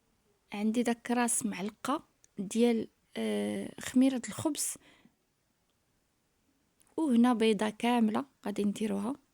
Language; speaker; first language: Arabic; native; Arabic